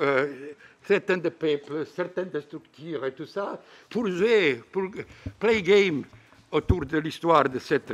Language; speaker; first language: French; non-native, fluent; Bosnian